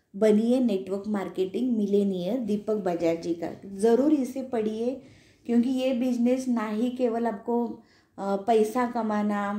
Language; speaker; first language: Hindi; non-native, local second language; Marathi